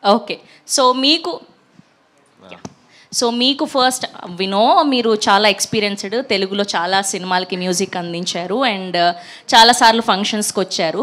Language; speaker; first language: Telugu; native; Telugu